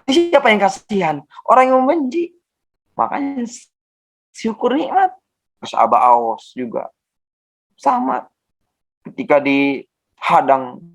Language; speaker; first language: Indonesian; native; Indonesian